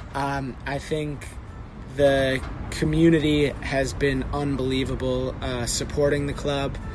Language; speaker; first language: English; native; English